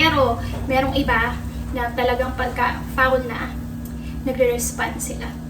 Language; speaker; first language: Filipino; native; Filipino